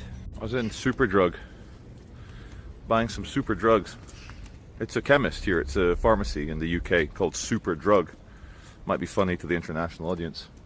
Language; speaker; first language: English; native; English